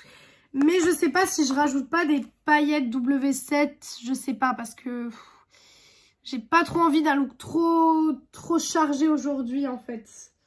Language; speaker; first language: French; native; French